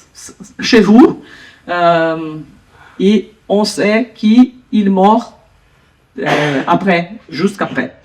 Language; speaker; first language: French; non-native, learner; Portuguese